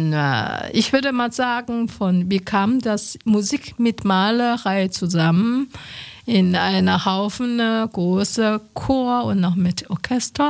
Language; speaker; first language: German; non-native, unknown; Chinese